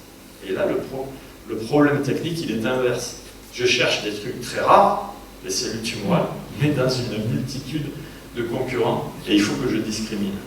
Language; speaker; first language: French; native; French